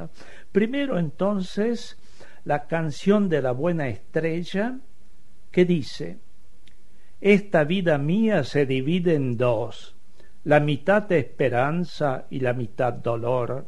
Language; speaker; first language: Spanish; native; Spanish